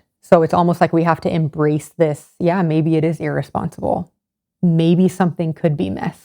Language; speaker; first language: English; native; English